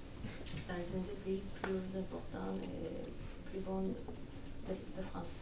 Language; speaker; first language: French; non-native, fluent; Armenian